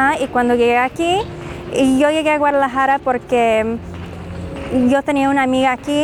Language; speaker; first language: Spanish; non-native, fluent; English